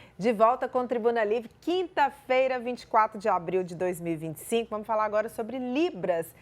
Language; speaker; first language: Portuguese; native; Portuguese